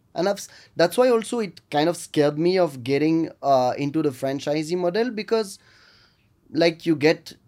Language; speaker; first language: English; non-native, fluent; French